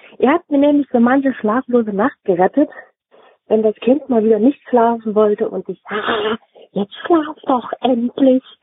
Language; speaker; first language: German; native; German